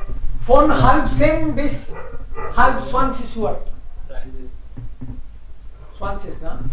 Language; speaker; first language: German; non-native, fluent; Hindi